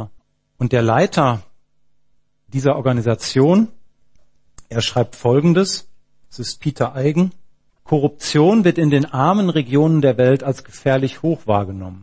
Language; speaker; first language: German; native; German